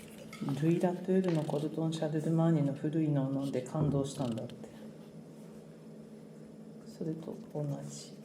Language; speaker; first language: Japanese; native; Japanese